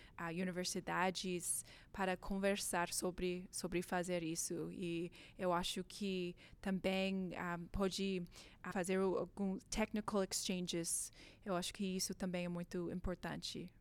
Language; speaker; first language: Portuguese; non-native, learner; English